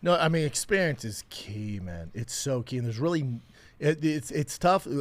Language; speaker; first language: English; native; English